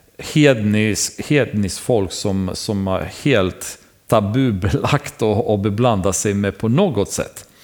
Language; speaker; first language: Swedish; non-native, fluent; Romanian